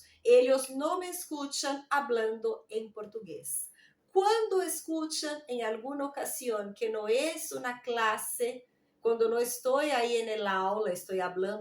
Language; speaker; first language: Spanish; non-native, fluent; Portuguese